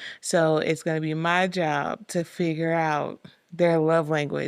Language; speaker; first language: English; native; English